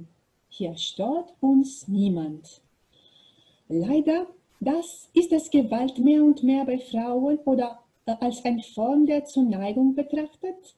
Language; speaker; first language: German; non-native, learner; Macedonian